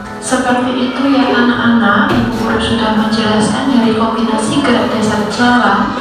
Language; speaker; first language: Indonesian; native; Indonesian